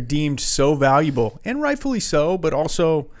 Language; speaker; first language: English; native; English